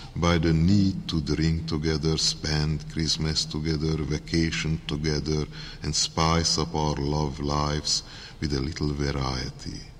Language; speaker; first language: English; non-native, fluent; Hungarian